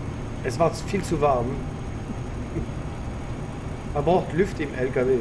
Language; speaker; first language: German; non-native, learner; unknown